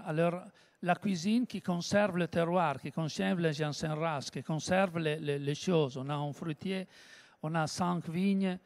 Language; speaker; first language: French; non-native, learner; Italian